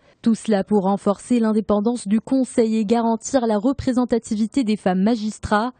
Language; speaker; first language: French; non-native, local second language; Arabic